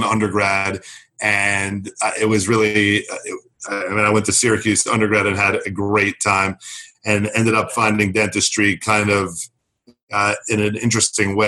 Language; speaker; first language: English; native; English